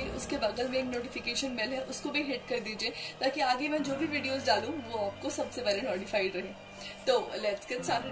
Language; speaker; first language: Hindi; native; Hindi